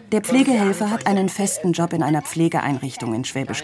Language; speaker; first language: German; native; German